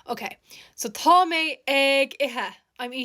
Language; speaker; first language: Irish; non-native, local second language; English